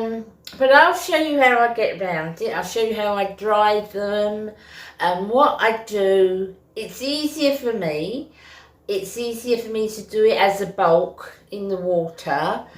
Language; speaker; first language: English; native; English